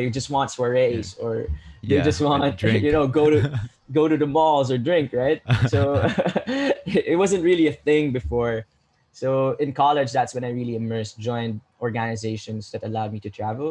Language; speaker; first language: English; non-native, local second language; Filipino